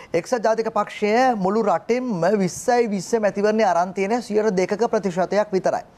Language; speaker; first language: Sinhala; native; Sinhala